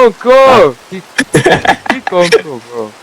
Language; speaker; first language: English; non-native, learner; Mongolian